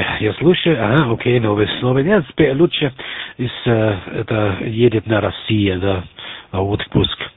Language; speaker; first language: Russian; non-native, learner; German